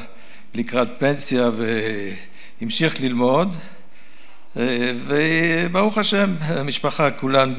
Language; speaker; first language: Hebrew; early bilingual, other home language; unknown